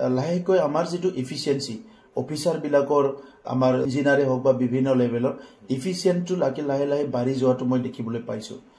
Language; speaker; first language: Assamese; non-native, local second language; Bodo